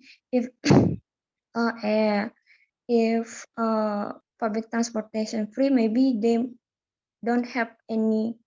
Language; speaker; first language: English; non-native, learner; Indonesian